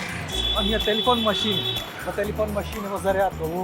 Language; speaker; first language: Russian; non-native, learner; Hindi